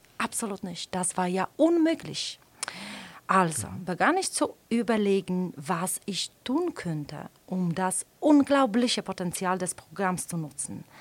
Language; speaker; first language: German; non-native, fluent; Polish